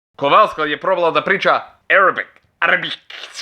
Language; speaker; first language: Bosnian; non-native, learner; English